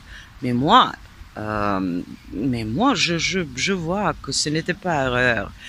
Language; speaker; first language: French; non-native, fluent; Serbian